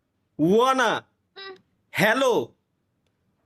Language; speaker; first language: English; non-native, learner; Bangla